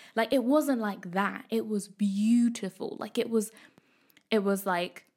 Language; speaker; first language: English; native; English